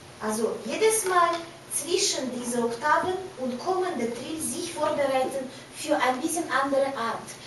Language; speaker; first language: German; non-native, fluent; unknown